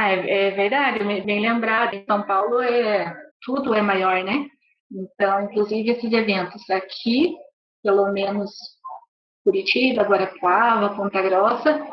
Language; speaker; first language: Portuguese; native; Portuguese